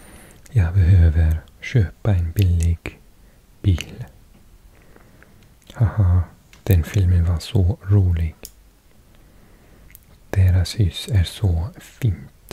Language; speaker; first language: Swedish; non-native, learner; English